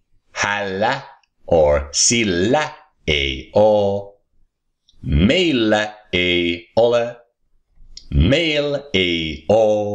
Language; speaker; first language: Finnish; non-native, fluent; English